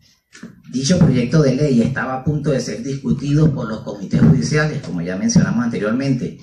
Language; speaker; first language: Spanish; native; Spanish